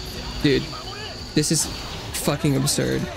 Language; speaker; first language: English; native; English